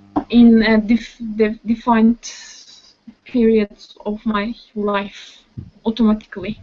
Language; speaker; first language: English; non-native, learner; Turkish